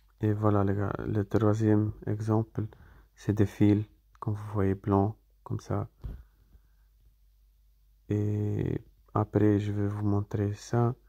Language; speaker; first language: French; non-native, fluent; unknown